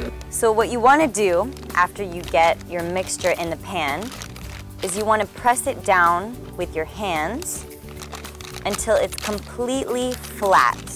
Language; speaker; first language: English; native; English